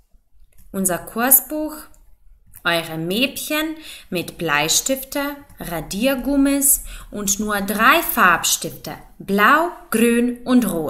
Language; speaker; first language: German; non-native, fluent; Macedonian